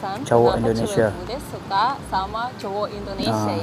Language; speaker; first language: Indonesian; non-native, fluent; Russian